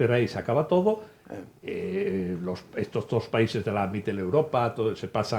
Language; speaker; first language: Spanish; native; Spanish